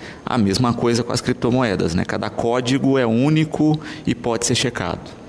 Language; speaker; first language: Portuguese; native; Portuguese